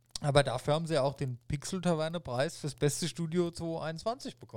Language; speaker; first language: German; native; German